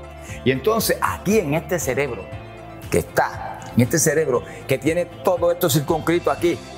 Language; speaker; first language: Spanish; native; Spanish